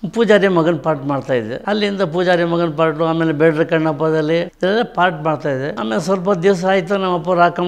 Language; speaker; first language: Kannada; native; Kannada